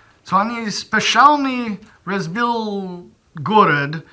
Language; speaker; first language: Russian; non-native, learner; English